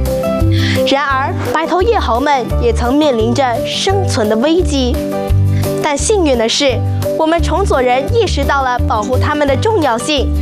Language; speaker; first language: Chinese; native; Chinese